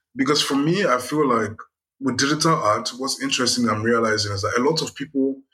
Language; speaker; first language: English; non-native, local second language; Yoruba